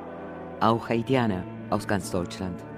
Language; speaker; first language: German; early bilingual, other home language; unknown